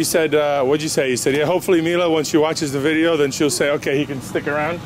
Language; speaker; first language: English; native; English